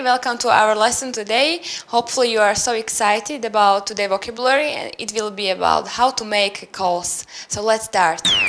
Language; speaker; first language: English; non-native, fluent; Slovak